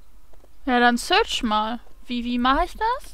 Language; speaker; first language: German; native; German